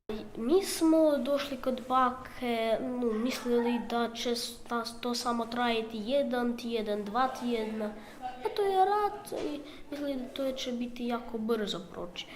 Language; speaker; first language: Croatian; non-native, learner; Ukrainian